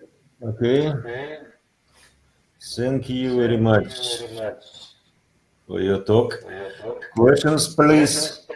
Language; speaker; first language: English; non-native, learner; Russian